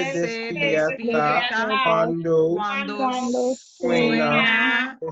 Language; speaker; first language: Spanish; non-native, learner; English